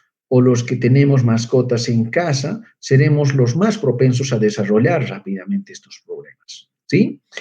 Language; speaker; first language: Spanish; native; Spanish